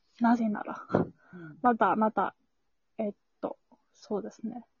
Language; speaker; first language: Japanese; non-native, learner; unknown